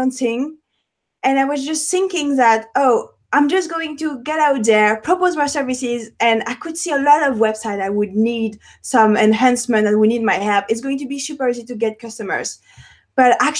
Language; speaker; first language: English; non-native, fluent; French